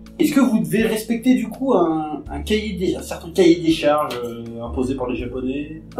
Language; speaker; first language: French; native; French